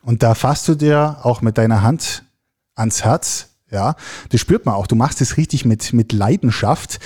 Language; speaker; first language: German; native; German